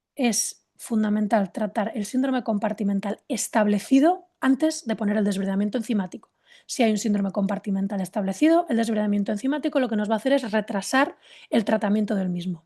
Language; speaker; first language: Spanish; native; Spanish